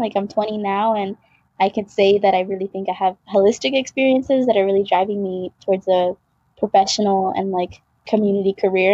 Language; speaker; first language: English; native; English